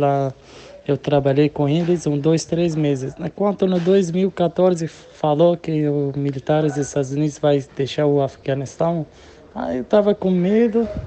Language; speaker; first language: Portuguese; non-native, learner; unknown